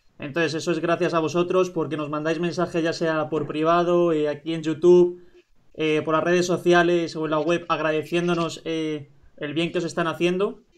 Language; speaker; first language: Spanish; native; Spanish